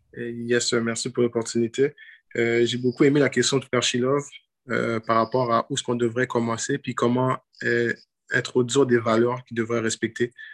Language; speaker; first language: French; early bilingual, other home language; Haitian Creole